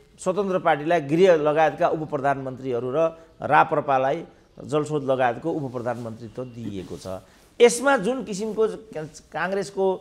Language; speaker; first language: Nepali; native; Nepali